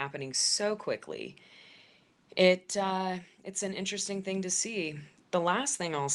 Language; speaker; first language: English; native; English